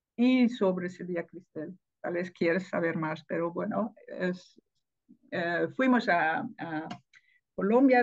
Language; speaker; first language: Spanish; non-native, fluent; Dutch